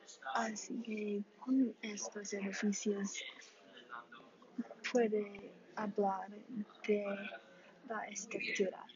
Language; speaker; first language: Spanish; non-native, learner; English